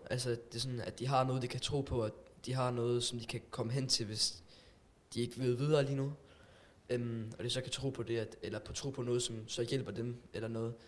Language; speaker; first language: Danish; non-native, local second language; German